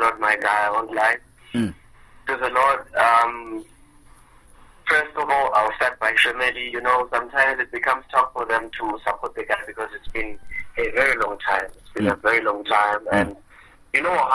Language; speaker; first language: English; non-native, local second language; Zulu